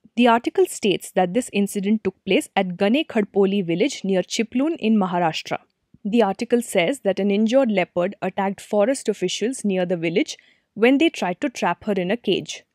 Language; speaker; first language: English; non-native, local second language; Telugu